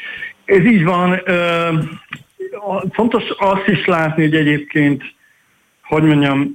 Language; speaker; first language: Hungarian; native; Hungarian